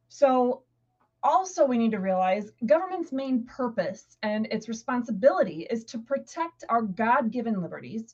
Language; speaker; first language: English; native; English